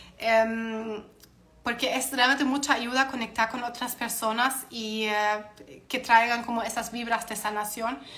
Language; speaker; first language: Spanish; non-native, fluent; German